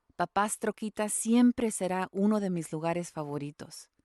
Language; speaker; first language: Spanish; early bilingual, heritage; Spanish